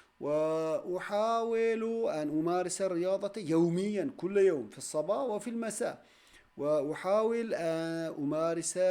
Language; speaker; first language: Arabic; non-native, fluent; Turkish